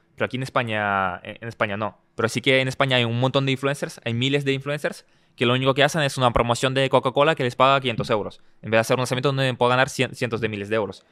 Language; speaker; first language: Spanish; early bilingual, other home language; Russian